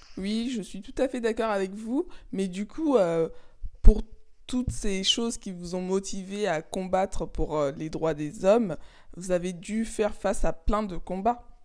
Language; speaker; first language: French; native; French